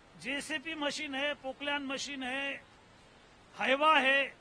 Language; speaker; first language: Hindi; non-native, local second language; Marathi